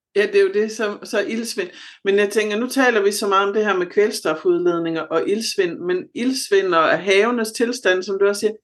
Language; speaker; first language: Danish; native; Danish